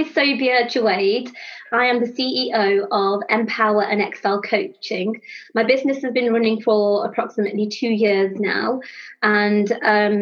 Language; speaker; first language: English; native; English